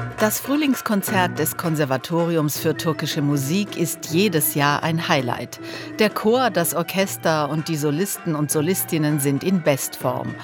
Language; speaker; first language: German; native; German